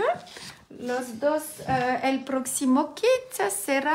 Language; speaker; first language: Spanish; non-native, learner; French